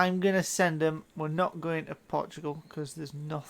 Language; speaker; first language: English; native; English